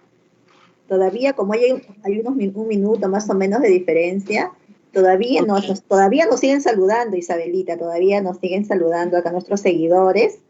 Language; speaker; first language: Spanish; native; Spanish